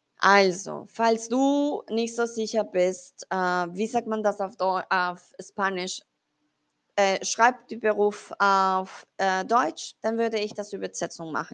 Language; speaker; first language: German; non-native, fluent; Spanish